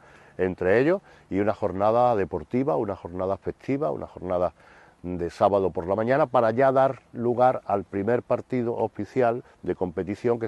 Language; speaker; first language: Spanish; native; Spanish